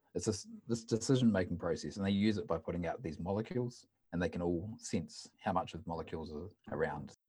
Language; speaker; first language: English; native; English